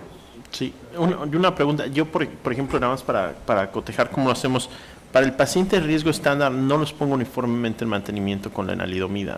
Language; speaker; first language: Spanish; native; Spanish